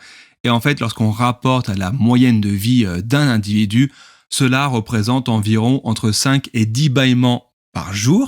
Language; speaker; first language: French; native; French